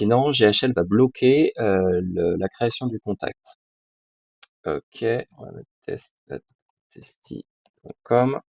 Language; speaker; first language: French; native; French